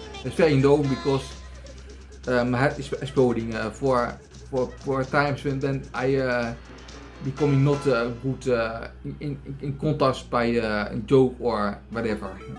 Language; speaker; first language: English; non-native, learner; Dutch